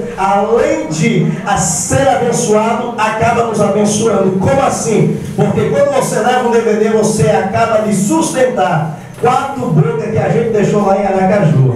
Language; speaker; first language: Portuguese; native; Portuguese